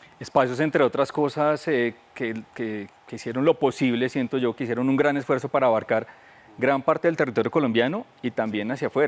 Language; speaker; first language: Spanish; native; Spanish